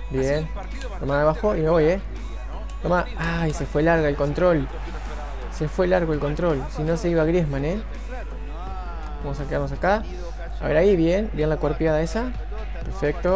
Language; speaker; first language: Spanish; native; Spanish